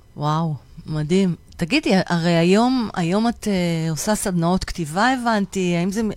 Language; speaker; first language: Hebrew; native; Hebrew